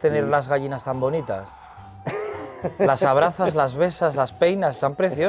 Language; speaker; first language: Spanish; native; Spanish